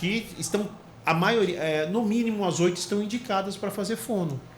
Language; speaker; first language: Portuguese; native; Portuguese